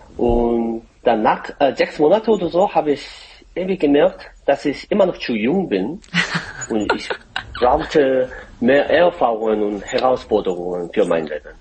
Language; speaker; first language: German; non-native, fluent; Korean